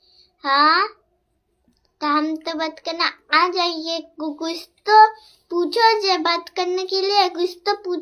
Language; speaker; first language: Hindi; non-native, local second language; Bangla